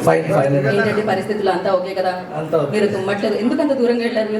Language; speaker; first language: Telugu; native; Telugu